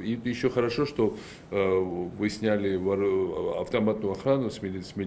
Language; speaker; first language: Russian; non-native, local second language; Georgian